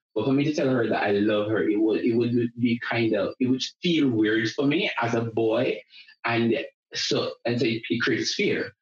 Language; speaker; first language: English; non-native, local second language; Jamaican Creole English